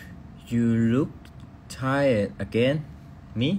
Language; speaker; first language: English; non-native, learner; Thai